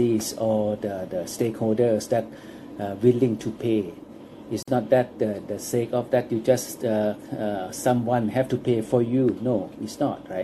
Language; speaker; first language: English; non-native, fluent; Thai